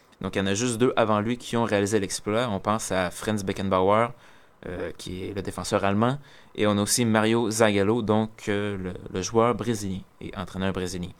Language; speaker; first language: French; native; French